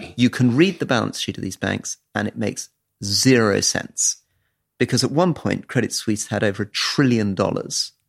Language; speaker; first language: English; native; English